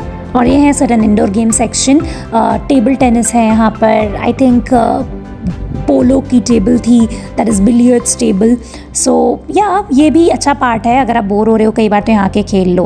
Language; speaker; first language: Hindi; native; Hindi